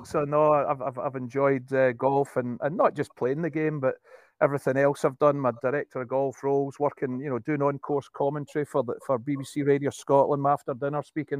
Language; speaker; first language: English; native; English